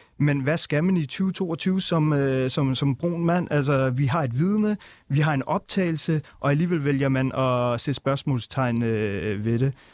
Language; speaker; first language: Danish; early bilingual, other home language; Punjabi